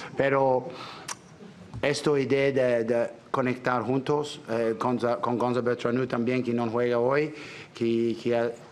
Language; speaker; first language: Spanish; non-native, fluent; English